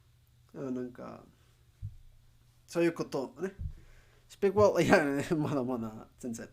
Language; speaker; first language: Japanese; non-native, learner; English